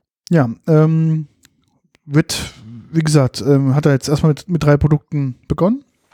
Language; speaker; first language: German; native; German